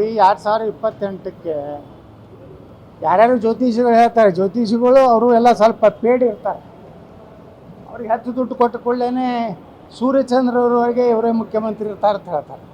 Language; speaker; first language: Kannada; native; Kannada